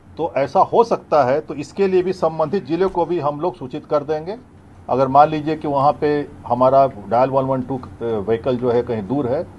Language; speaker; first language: Hindi; native; Hindi